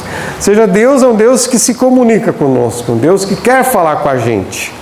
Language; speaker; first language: Portuguese; native; Portuguese